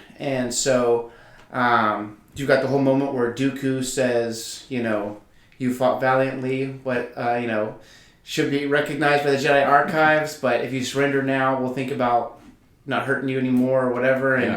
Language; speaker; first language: English; native; English